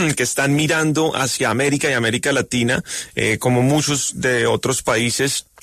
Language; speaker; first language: Spanish; native; Spanish